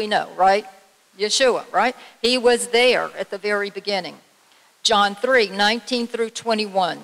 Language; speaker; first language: English; native; English